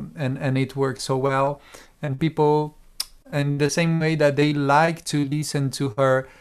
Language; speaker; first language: English; non-native, fluent; Portuguese